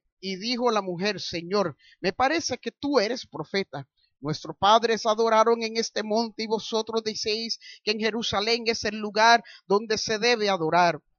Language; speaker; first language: Spanish; early bilingual, heritage; Spanish